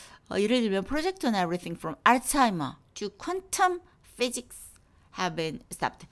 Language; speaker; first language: English; non-native, fluent; Korean